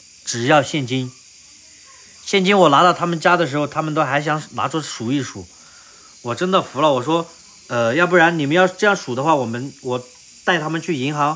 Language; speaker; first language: Chinese; native; Chinese